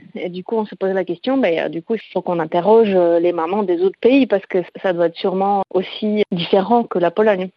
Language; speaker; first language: French; non-native, fluent; Polish